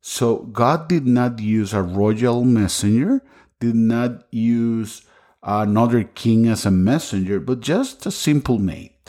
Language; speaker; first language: English; non-native, fluent; Spanish